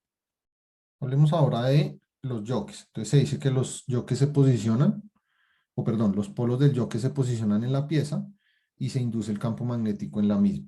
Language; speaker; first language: Spanish; native; Spanish